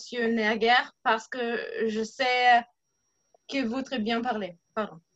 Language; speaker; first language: French; non-native, fluent; German